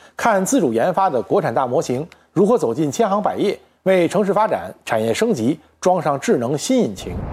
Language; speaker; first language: Chinese; native; Chinese